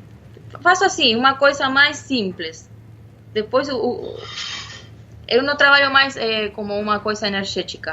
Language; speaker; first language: Portuguese; non-native, fluent; Spanish